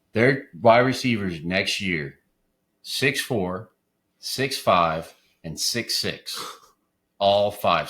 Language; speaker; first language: English; native; English